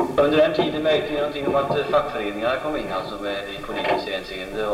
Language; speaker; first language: Swedish; native; Swedish